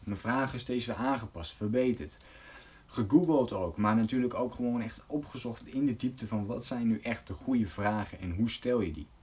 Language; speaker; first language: Dutch; native; Dutch